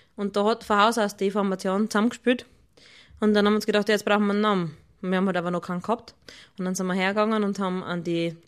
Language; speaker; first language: German; native; German